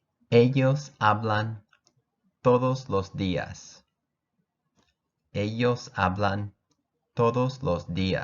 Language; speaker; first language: Spanish; non-native, fluent; English